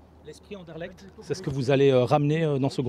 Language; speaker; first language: French; native; French